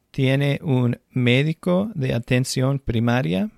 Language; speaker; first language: Spanish; non-native, fluent; English